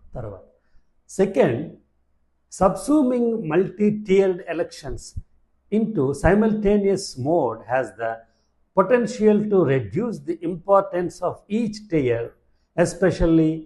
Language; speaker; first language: English; non-native, local second language; Telugu